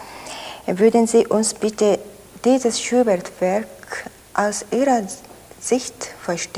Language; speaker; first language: German; non-native, fluent; Japanese